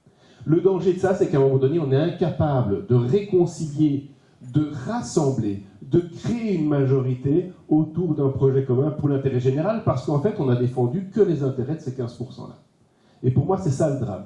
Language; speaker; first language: French; native; French